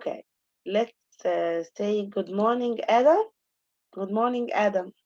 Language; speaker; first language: English; non-native, fluent; Arabic